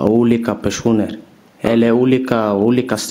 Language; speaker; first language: Swedish; early bilingual, other home language; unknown